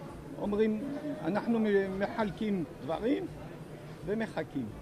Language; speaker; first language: Hebrew; non-native, fluent; French